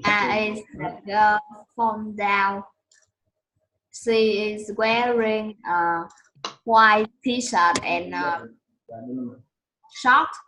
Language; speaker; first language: English; non-native, learner; Vietnamese